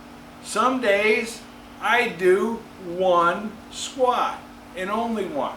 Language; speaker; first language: English; native; English